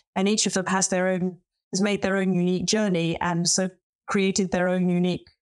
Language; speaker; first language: English; native; English